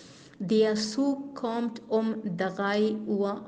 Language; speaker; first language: German; non-native, fluent; Urdu